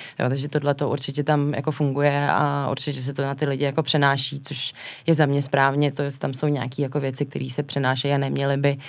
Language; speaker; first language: Czech; native; Czech